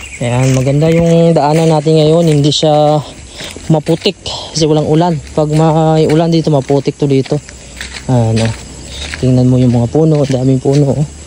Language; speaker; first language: Filipino; non-native, local second language; Cebuano